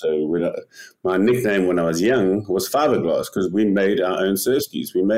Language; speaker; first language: English; native; English